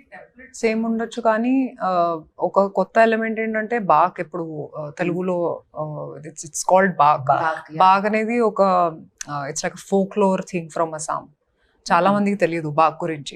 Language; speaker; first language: Telugu; non-native, fluent; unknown